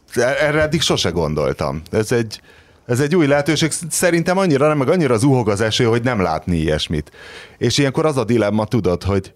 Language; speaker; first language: Hungarian; native; Hungarian